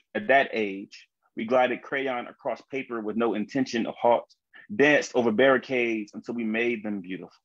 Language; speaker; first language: English; native; English